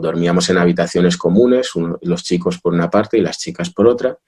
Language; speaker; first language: Spanish; early bilingual, other home language; Russian